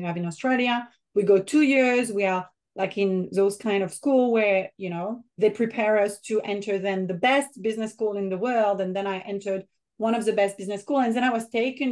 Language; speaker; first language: English; non-native, fluent; French